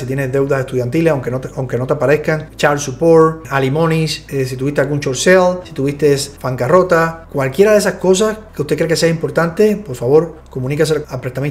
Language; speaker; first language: Spanish; native; Spanish